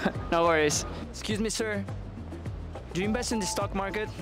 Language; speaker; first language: English; non-native, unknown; Spanish